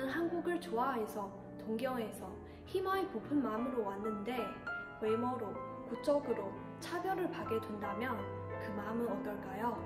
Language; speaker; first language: Korean; non-native, fluent; Chinese